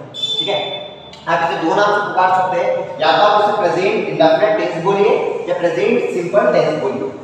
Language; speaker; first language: Hindi; native; Hindi